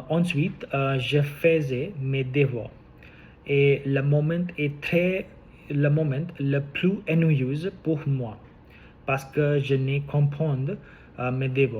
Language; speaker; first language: French; non-native, learner; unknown